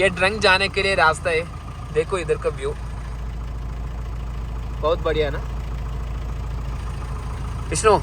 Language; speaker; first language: Hindi; non-native, local second language; Malayalam